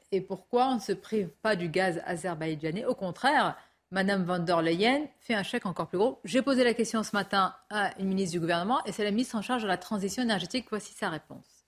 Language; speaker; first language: French; native; French